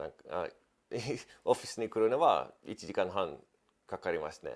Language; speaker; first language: Japanese; non-native, fluent; Estonian